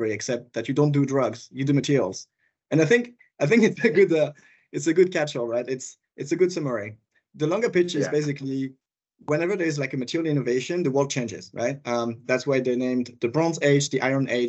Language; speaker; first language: English; non-native, fluent; French